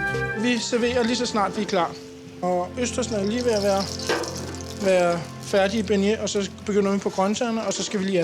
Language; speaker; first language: Danish; native; Danish